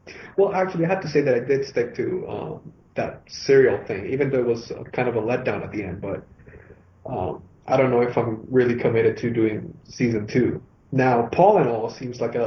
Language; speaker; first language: English; non-native, fluent; Spanish